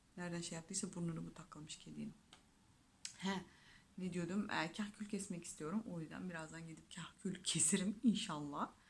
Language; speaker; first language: Turkish; non-native, fluent; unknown